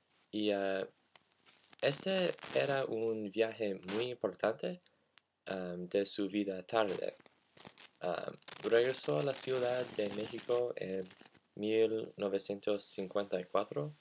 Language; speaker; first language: Spanish; non-native, learner; English